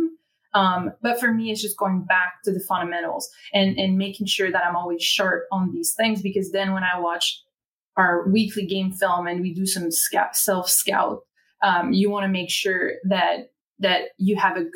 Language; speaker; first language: English; non-native, fluent; French